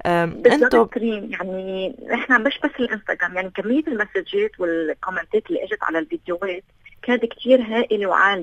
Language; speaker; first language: Arabic; native; Arabic